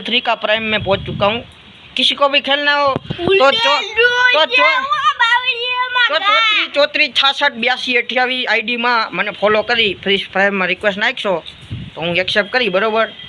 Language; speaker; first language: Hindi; non-native, local second language; Gujarati